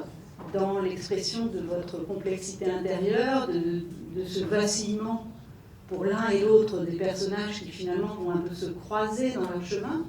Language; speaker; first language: French; native; French